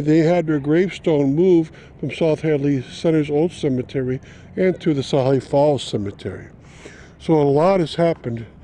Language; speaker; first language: English; native; English